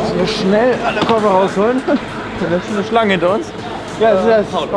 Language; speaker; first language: German; native; German